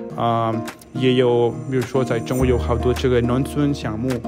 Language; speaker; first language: Chinese; non-native, fluent; Spanish